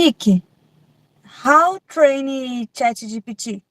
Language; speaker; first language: English; non-native, learner; Portuguese